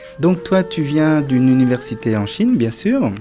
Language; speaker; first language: French; native; French